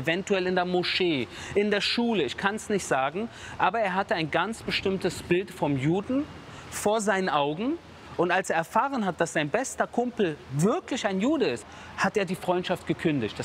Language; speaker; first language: German; early bilingual, other home language; Persian